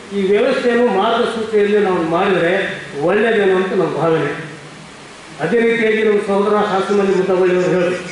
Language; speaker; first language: Kannada; native; Kannada